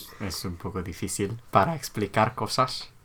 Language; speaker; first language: Spanish; non-native, learner; Korean